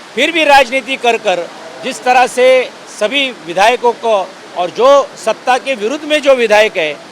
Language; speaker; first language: Hindi; non-native, local second language; Marathi